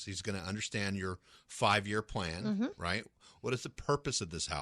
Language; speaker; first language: English; native; English